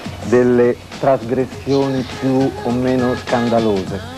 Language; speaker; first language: Italian; native; Italian